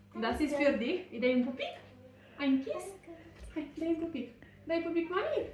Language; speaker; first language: German; non-native, learner; Romanian